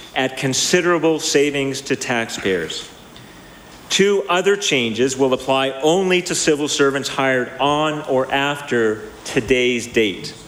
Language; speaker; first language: English; native; English